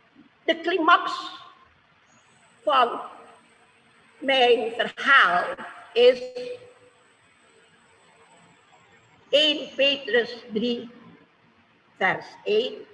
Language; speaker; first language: Dutch; non-native, fluent; Indonesian